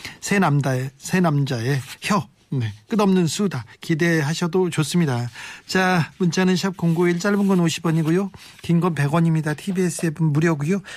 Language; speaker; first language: Korean; native; Korean